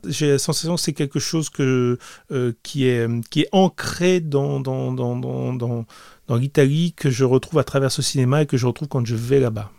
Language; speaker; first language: French; native; French